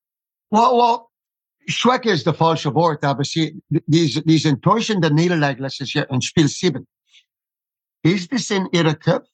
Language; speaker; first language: German; non-native, fluent; English